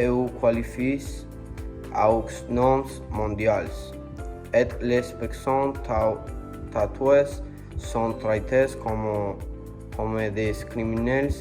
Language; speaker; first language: French; non-native, learner; Spanish